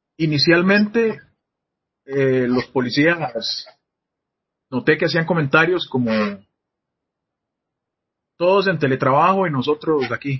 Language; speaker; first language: Spanish; native; Spanish